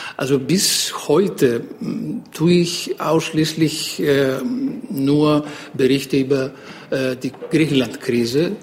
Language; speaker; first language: German; non-native, fluent; Greek